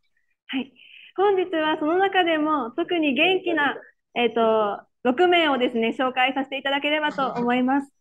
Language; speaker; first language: Japanese; native; Japanese